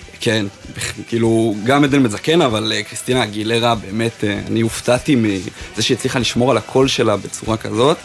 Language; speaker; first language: Hebrew; native; Hebrew